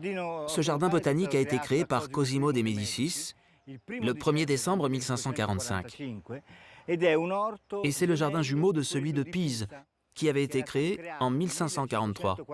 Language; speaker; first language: French; native; French